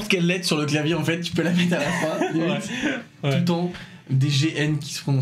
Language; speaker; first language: French; native; French